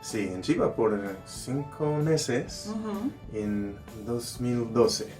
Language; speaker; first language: Spanish; non-native, learner; English